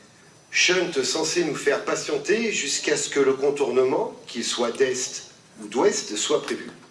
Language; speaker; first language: French; native; French